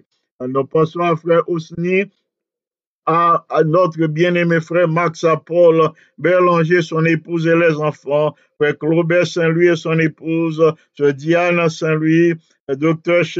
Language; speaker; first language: French; non-native, local second language; Haitian Creole